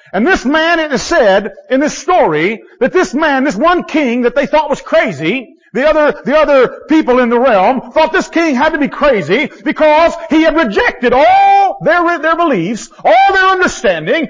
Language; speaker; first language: English; native; English